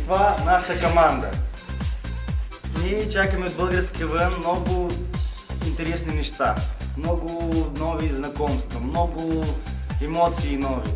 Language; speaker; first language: Bulgarian; early bilingual, heritage; Bulgarian